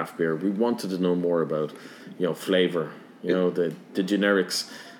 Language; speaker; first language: English; native; English